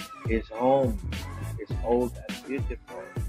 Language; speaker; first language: English; non-native, fluent; Indonesian